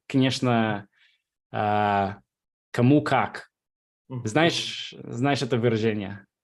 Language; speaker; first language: Russian; non-native, fluent; English